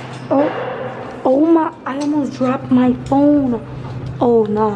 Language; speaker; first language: English; native; English